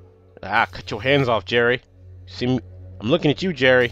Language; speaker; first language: English; native; English